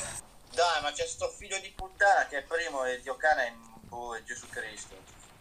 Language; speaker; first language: Italian; native; Italian